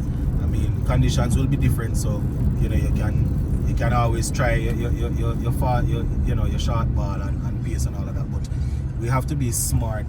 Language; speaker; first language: English; native; English